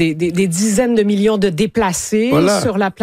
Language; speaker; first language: French; native; French